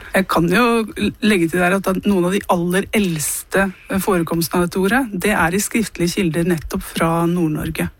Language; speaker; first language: Norwegian; native; Norwegian